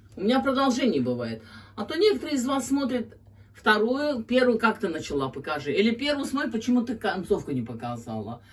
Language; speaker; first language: Russian; non-native, local second language; Azerbaijani